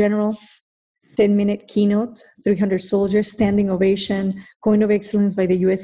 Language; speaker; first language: English; non-native, fluent; Spanish